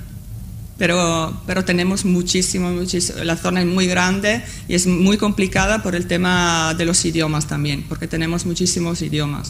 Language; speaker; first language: Spanish; non-native, fluent; Italian